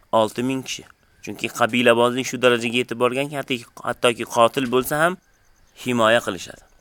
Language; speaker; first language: Uzbek; native; Uzbek